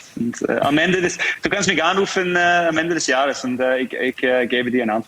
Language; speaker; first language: German; non-native, fluent; English